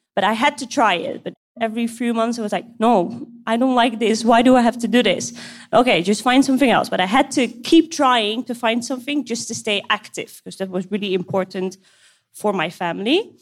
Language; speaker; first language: English; non-native, fluent; Dutch